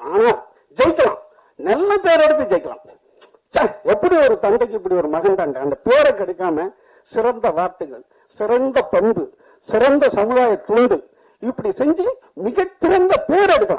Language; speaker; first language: Tamil; native; Tamil